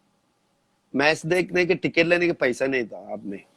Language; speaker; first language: Hindi; non-native, local second language; Malayalam